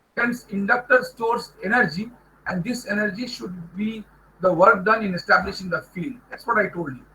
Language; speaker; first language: English; non-native, local second language; Bangla